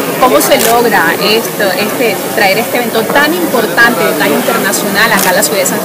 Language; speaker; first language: Spanish; native; Spanish